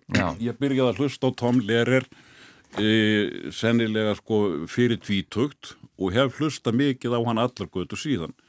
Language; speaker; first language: Icelandic; native; Icelandic